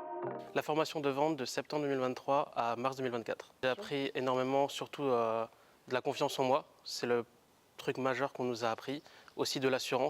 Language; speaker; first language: French; native; French